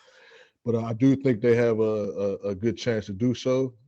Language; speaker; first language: English; native; English